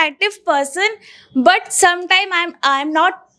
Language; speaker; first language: English; non-native, learner; Hindi